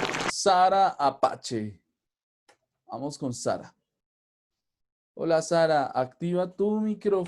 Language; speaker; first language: Spanish; native; Spanish